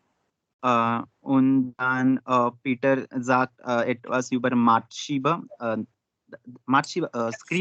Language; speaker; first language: German; non-native, learner; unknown